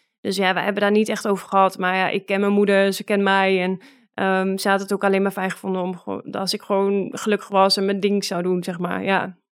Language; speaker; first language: Dutch; native; Dutch